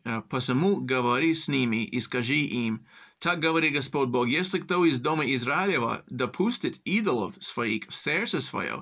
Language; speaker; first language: Russian; early bilingual, heritage; English